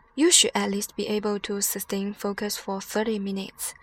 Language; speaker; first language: English; non-native, fluent; Chinese